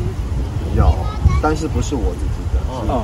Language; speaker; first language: Chinese; non-native, fluent; English